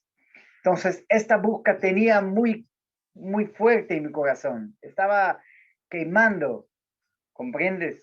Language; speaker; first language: Spanish; non-native, fluent; Portuguese